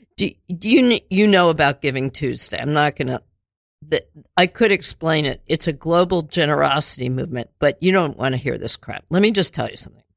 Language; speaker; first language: English; native; English